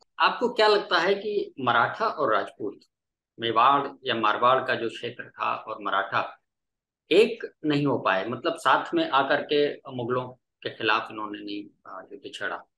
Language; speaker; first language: Hindi; native; Hindi